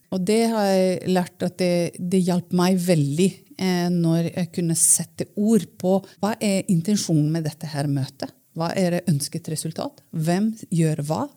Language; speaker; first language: Norwegian; non-native, fluent; Romanian